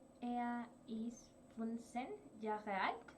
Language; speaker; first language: German; non-native, learner; Japanese